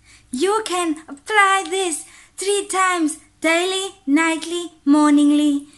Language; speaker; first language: English; non-native, local second language; Afrikaans